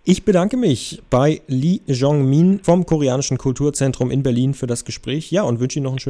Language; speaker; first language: German; native; German